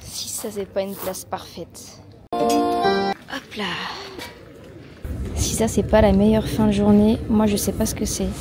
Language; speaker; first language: French; native; French